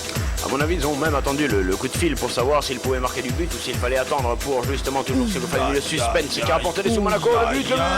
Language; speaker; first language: French; native; French